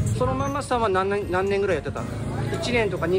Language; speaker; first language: Japanese; native; Japanese